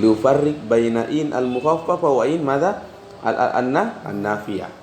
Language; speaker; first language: Arabic; non-native, fluent; Indonesian